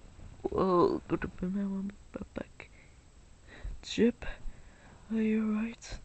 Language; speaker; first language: English; native; English